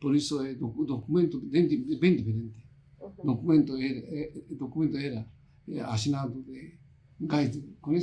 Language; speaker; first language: Portuguese; non-native, learner; Japanese